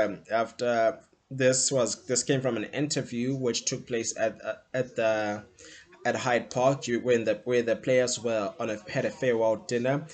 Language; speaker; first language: English; non-native, local second language; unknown